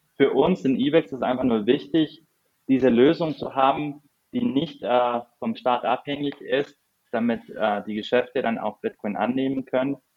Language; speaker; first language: German; non-native, fluent; Spanish